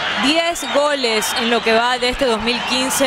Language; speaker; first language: Spanish; native; Spanish